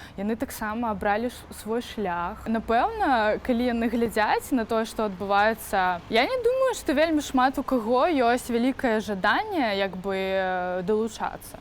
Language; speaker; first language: Belarusian; non-native, local second language; Russian